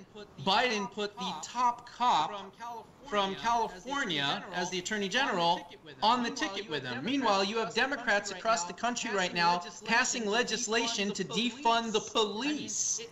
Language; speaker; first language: English; native; English